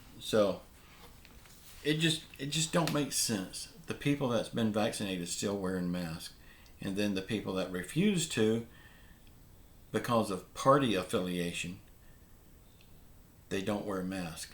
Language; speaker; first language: English; native; English